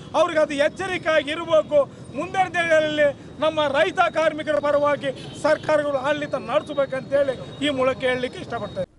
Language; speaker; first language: Kannada; native; Kannada